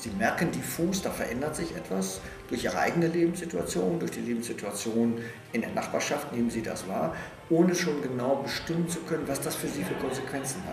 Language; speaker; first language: German; native; German